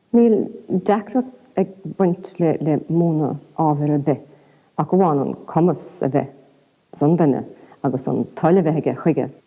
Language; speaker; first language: Irish; non-native, local second language; English